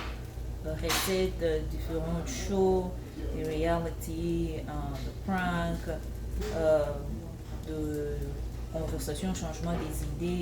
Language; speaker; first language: French; non-native, local second language; Lingala